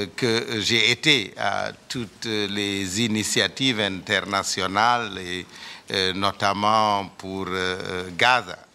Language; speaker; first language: French; non-native, local second language; Wolof